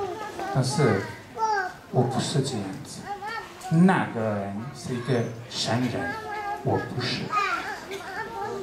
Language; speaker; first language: Chinese; non-native, fluent; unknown